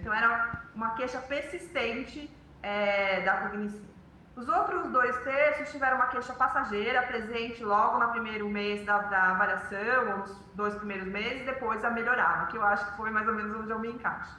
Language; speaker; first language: Portuguese; native; Portuguese